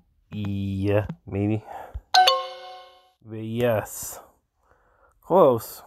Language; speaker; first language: Spanish; non-native, learner; English